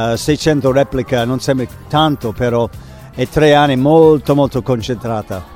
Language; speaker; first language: Italian; non-native, fluent; English